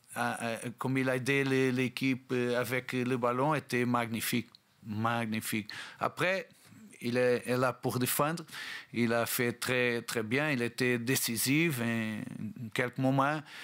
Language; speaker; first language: French; non-native, learner; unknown